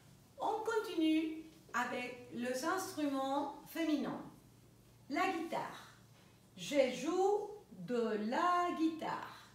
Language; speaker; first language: French; non-native, fluent; Spanish